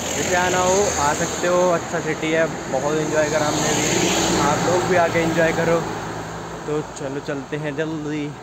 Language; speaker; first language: Hindi; native; Hindi